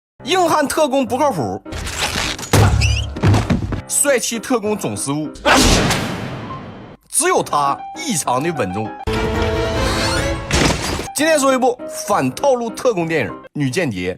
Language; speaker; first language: Chinese; native; Chinese